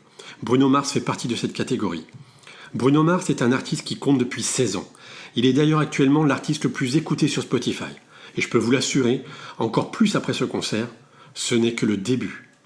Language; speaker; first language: French; native; French